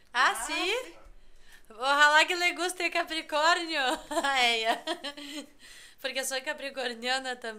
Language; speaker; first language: Spanish; non-native, fluent; Portuguese